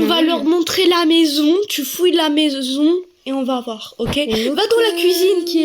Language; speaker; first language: French; native; French